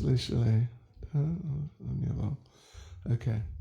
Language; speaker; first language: Russian; non-native, learner; English